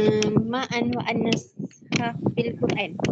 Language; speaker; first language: Arabic; non-native, learner; Malay